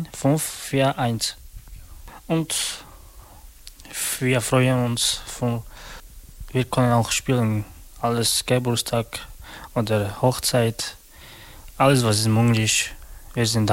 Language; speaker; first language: German; non-native, learner; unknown